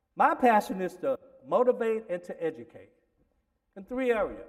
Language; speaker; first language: English; native; English